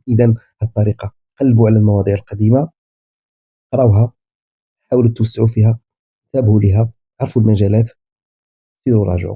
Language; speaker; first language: Arabic; native; Arabic